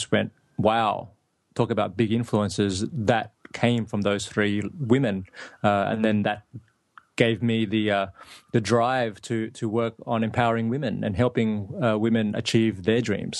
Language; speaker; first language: English; native; English